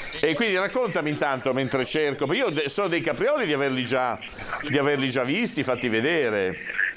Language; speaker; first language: Italian; native; Italian